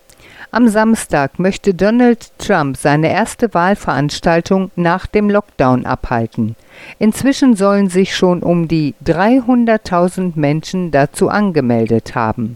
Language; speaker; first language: German; native; German